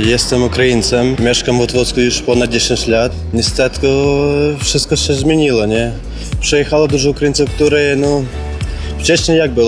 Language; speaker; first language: Polish; non-native, fluent; Ukrainian